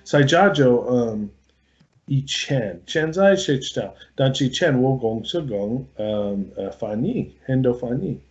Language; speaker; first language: Chinese; non-native, learner; English